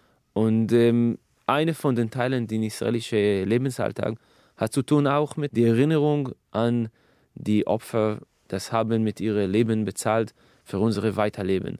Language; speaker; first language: German; non-native, fluent; Hebrew